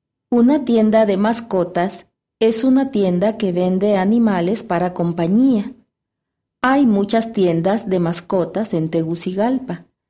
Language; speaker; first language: Spanish; native; Spanish